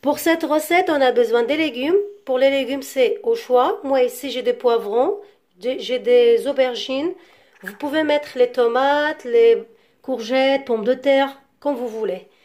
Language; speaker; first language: French; non-native, local second language; Arabic